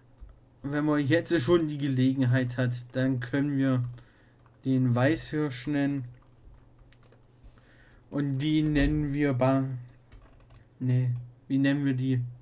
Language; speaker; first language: German; native; German